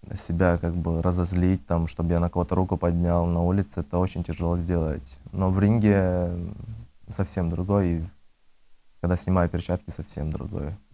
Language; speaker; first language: Russian; early bilingual, other home language; Azerbaijani